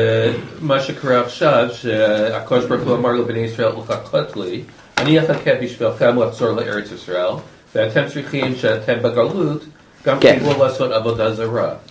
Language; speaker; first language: Hebrew; non-native, learner; English